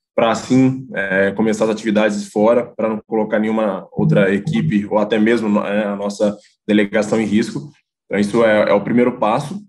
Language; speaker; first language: Portuguese; native; Portuguese